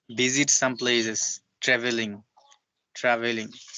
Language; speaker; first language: English; non-native, learner; Bangla